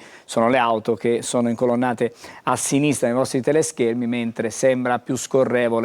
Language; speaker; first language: Italian; native; Italian